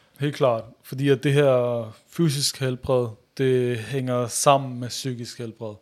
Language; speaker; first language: Danish; early bilingual, other home language; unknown